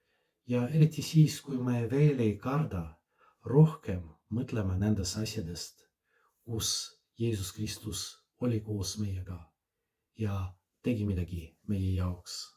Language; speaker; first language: Estonian; non-native, fluent; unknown